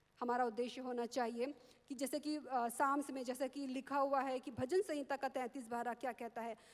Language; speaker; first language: Hindi; non-native, local second language; Marathi